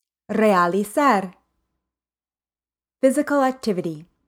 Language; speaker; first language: English; native; English